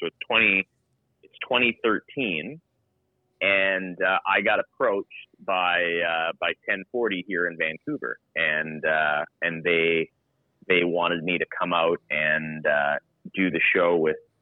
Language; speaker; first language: English; native; English